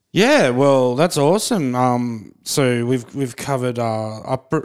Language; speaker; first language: English; native; English